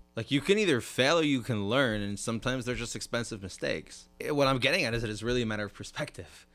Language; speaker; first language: English; native; English